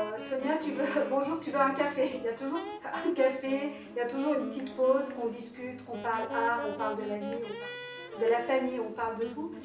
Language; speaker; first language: French; non-native, local second language; Arabic